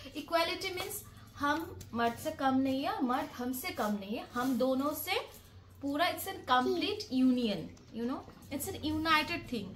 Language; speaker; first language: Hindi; non-native, local second language; Bangla